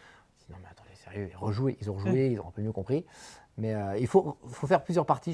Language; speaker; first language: French; native; French